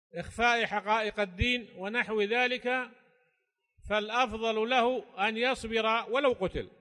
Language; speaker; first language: Arabic; native; Arabic